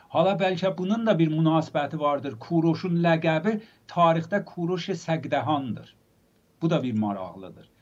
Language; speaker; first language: Azerbaijani; native; Azerbaijani